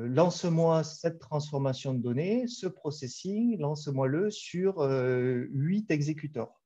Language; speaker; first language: French; native; French